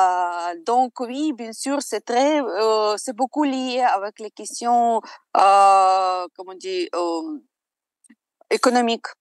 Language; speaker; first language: French; non-native, fluent; Russian